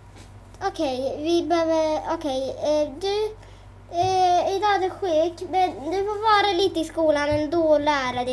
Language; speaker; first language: Swedish; native; Swedish